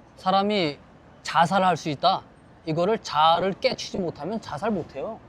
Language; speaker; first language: Korean; native; Korean